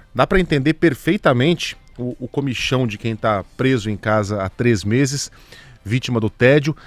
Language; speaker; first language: Portuguese; native; Portuguese